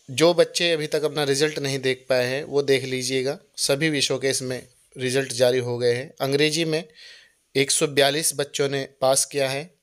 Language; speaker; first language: Hindi; native; Hindi